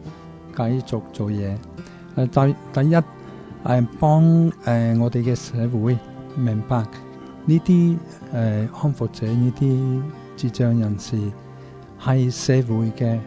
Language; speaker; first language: Cantonese; non-native, fluent; Italian